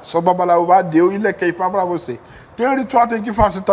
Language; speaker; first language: Portuguese; non-native, learner; Yoruba